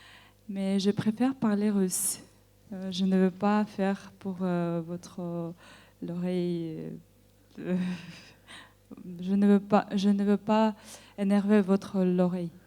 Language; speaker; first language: French; non-native, learner; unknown